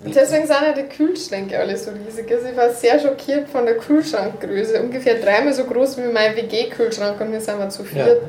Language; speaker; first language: German; native; German